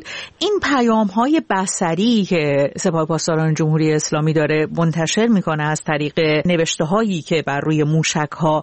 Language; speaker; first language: Persian; native; Persian